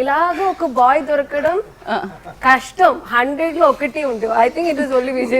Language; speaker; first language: Telugu; non-native, learner; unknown